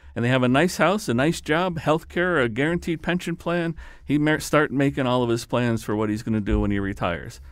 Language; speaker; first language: English; early bilingual, other home language; Lithuanian